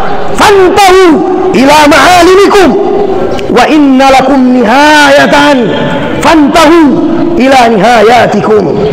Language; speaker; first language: Arabic; non-native, fluent; Indonesian